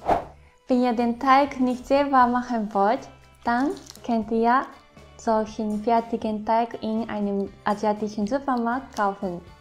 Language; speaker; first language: German; non-native, fluent; Japanese